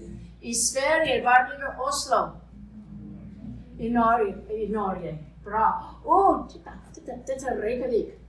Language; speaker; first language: Swedish; non-native, fluent; English